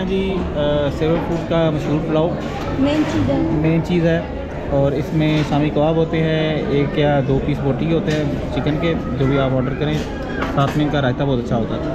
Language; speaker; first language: Urdu; native; Urdu